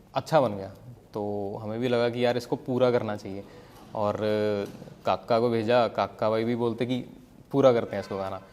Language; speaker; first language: Hindi; non-native, local second language; Punjabi